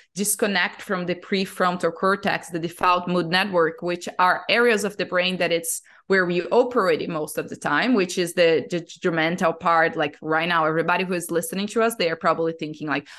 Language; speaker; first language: English; non-native, fluent; Portuguese